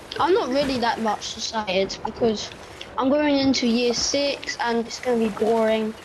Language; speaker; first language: English; native; English